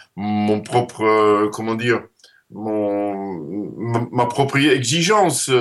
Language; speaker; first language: French; non-native, fluent; Dutch